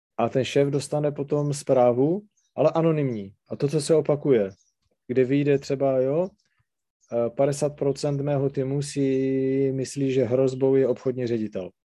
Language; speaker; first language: Czech; non-native, local second language; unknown